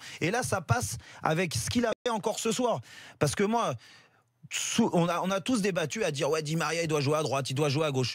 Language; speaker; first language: French; native; French